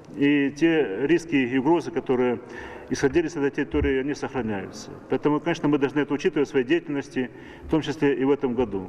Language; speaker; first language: Russian; native; Russian